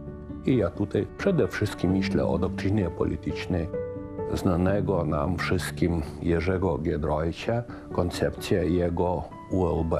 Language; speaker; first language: Polish; non-native, fluent; Lithuanian